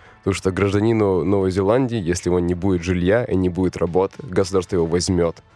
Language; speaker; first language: Russian; native; Russian